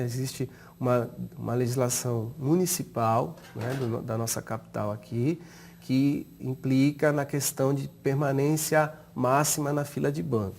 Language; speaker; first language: Portuguese; native; Portuguese